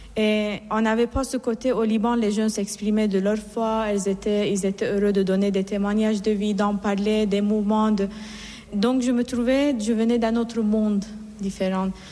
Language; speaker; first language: French; non-native, fluent; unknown